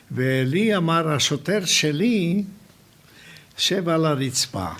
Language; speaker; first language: Hebrew; non-native, fluent; Hungarian